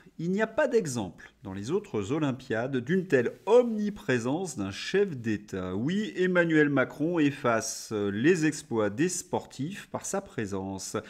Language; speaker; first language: French; native; French